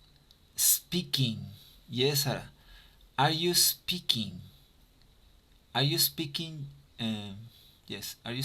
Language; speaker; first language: English; non-native, fluent; Spanish